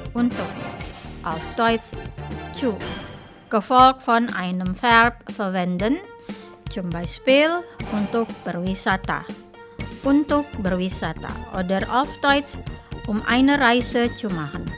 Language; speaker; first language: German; non-native, fluent; Indonesian